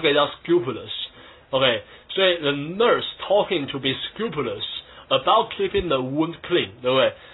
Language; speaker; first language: English; non-native, fluent; Chinese